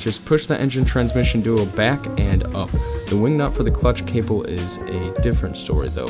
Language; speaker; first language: English; native; English